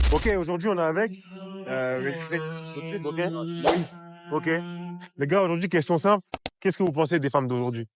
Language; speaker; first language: French; native; French